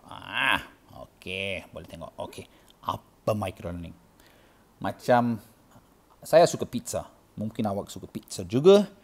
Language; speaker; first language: Malay; non-native, learner; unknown